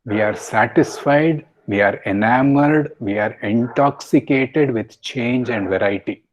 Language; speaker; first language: English; non-native, local second language; Kannada